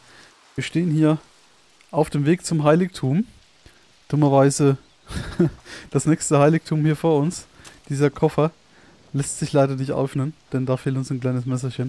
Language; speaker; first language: German; native; German